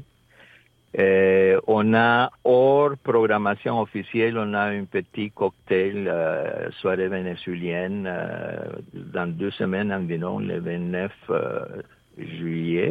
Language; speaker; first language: French; non-native, fluent; Spanish